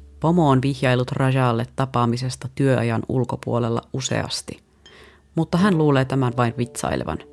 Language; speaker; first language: Finnish; native; Finnish